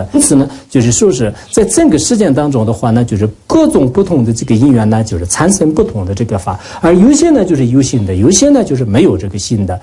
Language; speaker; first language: Chinese; non-native, local second language; Tibetan